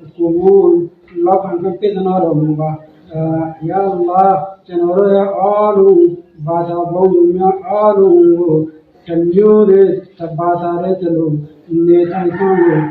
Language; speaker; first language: Burmese; non-native, local second language; Rohingya